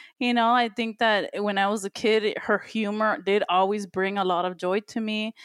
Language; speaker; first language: English; early bilingual, other home language; Spanish